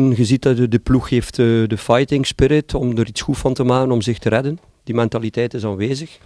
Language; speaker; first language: Dutch; native; Dutch